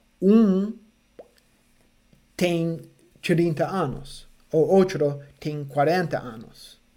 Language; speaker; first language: Portuguese; non-native, fluent; English